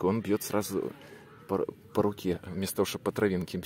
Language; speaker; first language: Russian; native; Russian